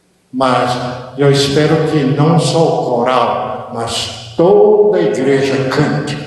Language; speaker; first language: Portuguese; early bilingual, other home language; Japanese